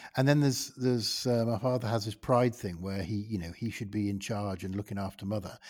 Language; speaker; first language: English; native; English